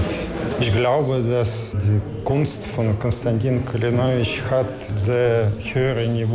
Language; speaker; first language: German; non-native, learner; Russian